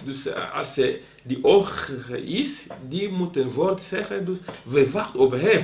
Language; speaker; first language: Dutch; non-native, local second language; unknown